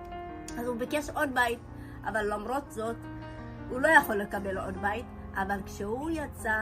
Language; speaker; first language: Hebrew; early bilingual, other home language; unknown